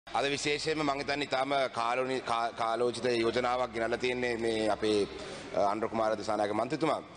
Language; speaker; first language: Sinhala; non-native, local second language; Tamil